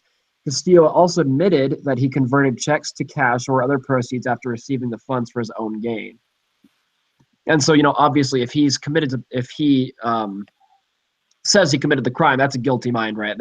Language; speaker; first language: English; native; English